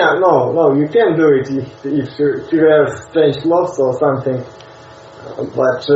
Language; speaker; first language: English; non-native, learner; Russian